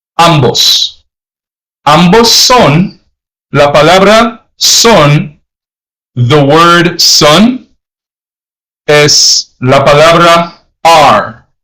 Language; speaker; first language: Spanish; non-native, learner; English